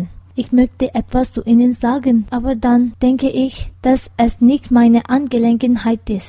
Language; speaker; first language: German; non-native, learner; Tibetan